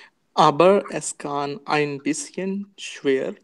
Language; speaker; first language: German; non-native, learner; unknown